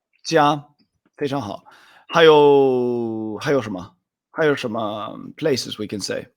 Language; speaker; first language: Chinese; non-native, fluent; Swedish